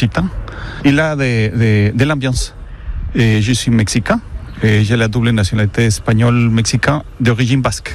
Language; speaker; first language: French; non-native, fluent; Spanish